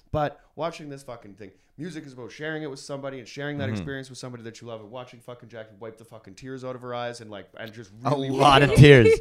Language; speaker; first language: English; native; English